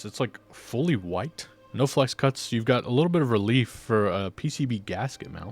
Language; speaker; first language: English; native; English